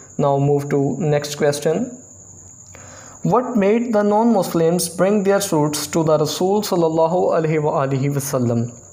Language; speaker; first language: English; non-native, local second language; Urdu